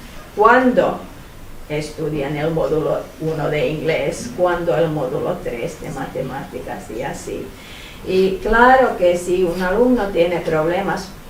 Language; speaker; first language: Spanish; non-native, fluent; Finnish